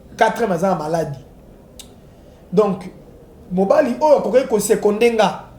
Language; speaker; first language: Lingala; native; Lingala